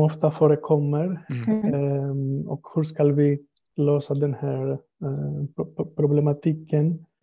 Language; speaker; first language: Swedish; non-native, fluent; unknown